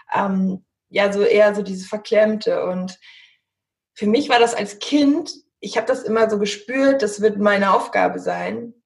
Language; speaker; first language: German; early bilingual, heritage; German